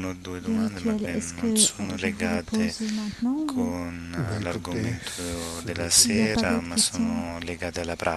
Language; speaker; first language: French; non-native, fluent; Italian